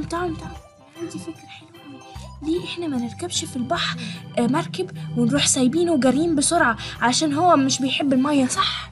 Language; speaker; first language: Arabic; native; Arabic